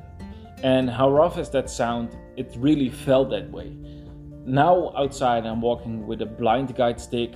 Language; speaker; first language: English; non-native, fluent; Dutch